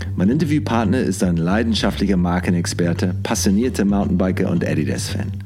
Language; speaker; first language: German; non-native, fluent; English